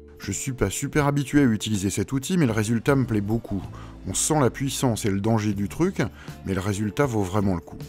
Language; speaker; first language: French; native; French